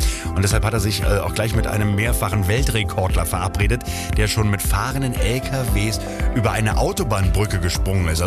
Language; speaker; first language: German; native; German